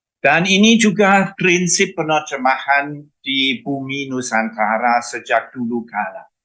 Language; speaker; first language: Indonesian; non-native, fluent; German